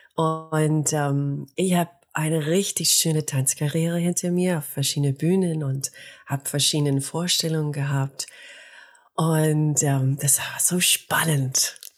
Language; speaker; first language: German; non-native, fluent; English